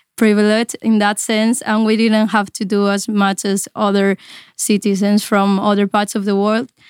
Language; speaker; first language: English; non-native, fluent; Spanish